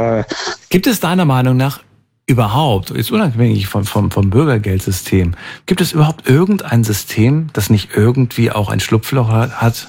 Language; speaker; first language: German; native; German